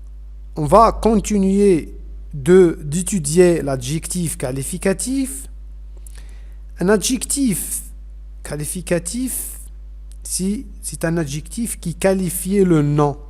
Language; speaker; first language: French; non-native, fluent; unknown